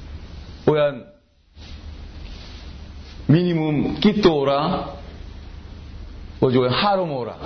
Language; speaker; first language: Hungarian; non-native, learner; Korean